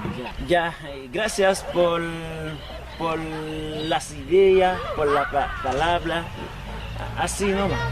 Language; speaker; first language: Spanish; non-native, learner; Haitian Creole